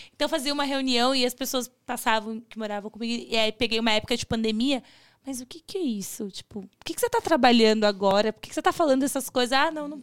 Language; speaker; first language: Portuguese; native; Portuguese